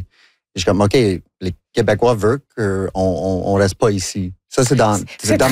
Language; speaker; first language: French; non-native, local second language; English